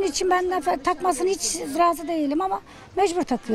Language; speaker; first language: Turkish; native; Turkish